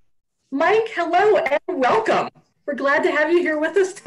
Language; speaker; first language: English; native; English